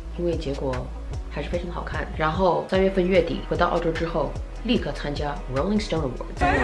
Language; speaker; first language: Chinese; early bilingual, heritage; Chinese